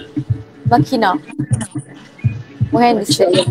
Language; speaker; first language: Turkish; non-native, learner; Indonesian